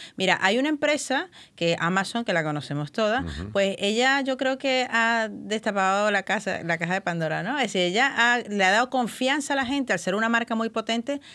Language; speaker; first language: Spanish; native; Spanish